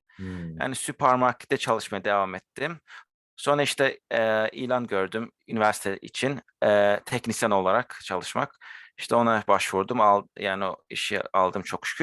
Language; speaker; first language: Turkish; early bilingual, heritage; Turkish